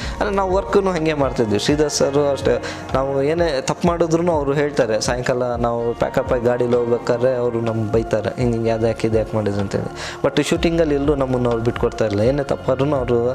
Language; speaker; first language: Kannada; non-native, local second language; Tulu